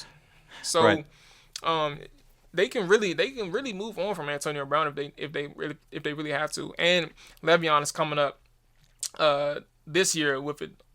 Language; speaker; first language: English; native; English